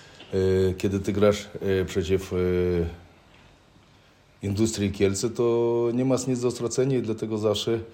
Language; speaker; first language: Polish; non-native, fluent; Ukrainian